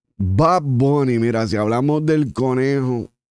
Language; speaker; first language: Spanish; native; Spanish